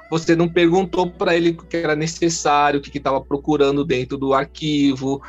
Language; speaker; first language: Portuguese; early bilingual, other home language; Chinese